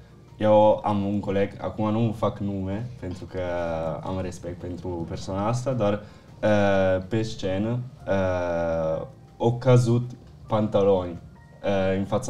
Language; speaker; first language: Romanian; early bilingual, heritage; Italian